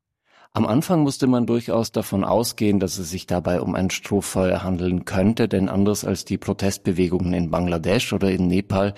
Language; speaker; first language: German; native; German